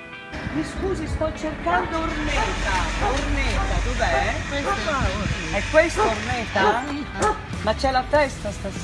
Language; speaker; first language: Italian; native; Italian